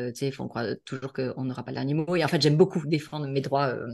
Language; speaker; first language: French; native; French